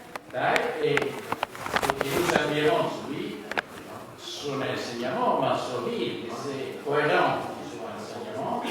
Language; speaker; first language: French; non-native, learner; Spanish